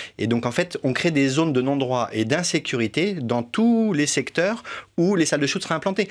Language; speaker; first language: French; native; French